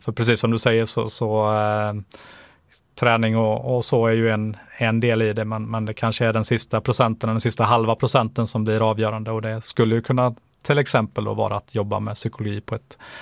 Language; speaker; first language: Swedish; native; Swedish